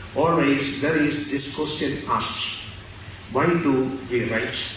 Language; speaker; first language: English; non-native, local second language; Malayalam